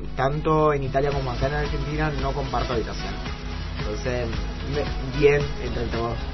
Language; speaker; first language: Spanish; non-native, fluent; Italian